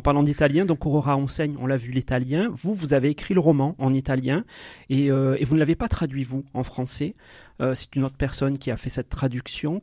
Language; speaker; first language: French; native; French